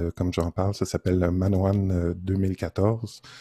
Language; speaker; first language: French; native; French